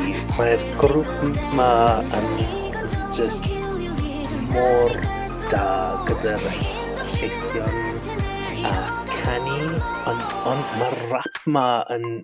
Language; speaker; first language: Welsh; non-native, learner; English